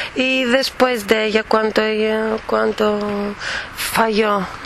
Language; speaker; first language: Spanish; non-native, fluent; Greek